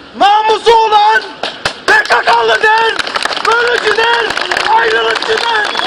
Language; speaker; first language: Turkish; native; Turkish